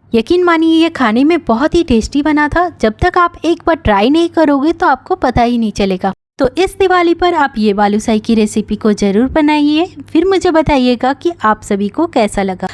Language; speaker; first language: Hindi; non-native, local second language; Bangla